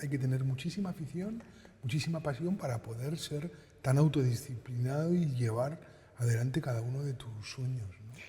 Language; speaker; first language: Spanish; native; Spanish